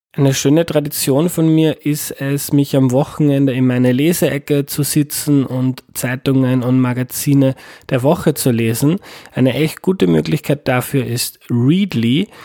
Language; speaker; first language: German; native; German